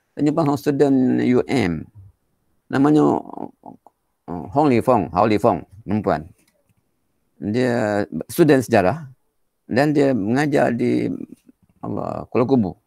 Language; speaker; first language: Malay; native; Malay